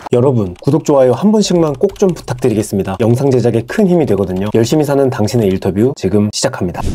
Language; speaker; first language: Korean; native; Korean